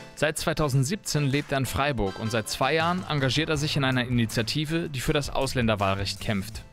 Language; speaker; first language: German; native; German